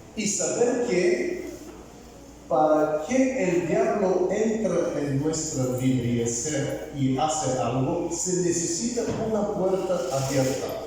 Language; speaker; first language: Spanish; non-native, fluent; Bulgarian